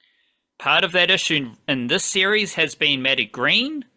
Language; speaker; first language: English; native; English